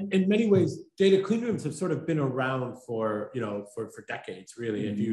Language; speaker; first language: English; native; English